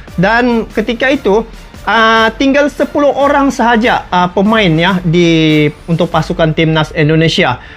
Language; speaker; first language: Malay; native; Malay